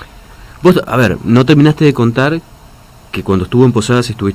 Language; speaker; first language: Spanish; native; Spanish